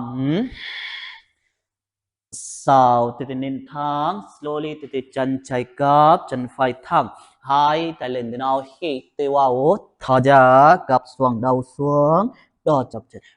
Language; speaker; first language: Vietnamese; non-native, learner; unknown